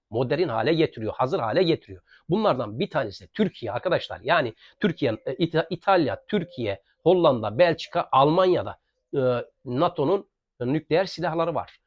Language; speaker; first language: Turkish; native; Turkish